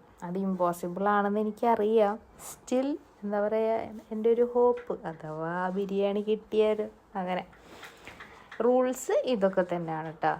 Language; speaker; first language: Malayalam; native; Malayalam